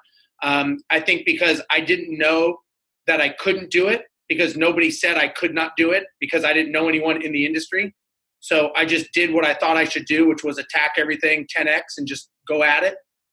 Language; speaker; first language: English; native; English